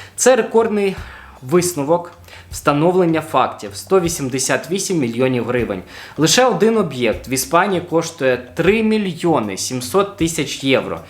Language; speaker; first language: Ukrainian; non-native, local second language; Russian